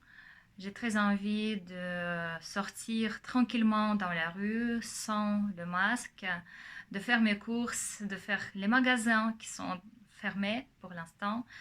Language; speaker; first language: French; non-native, fluent; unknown